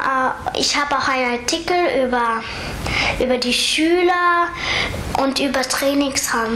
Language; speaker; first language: German; early bilingual, other home language; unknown